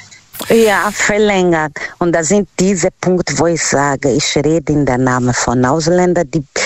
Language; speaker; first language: German; non-native, learner; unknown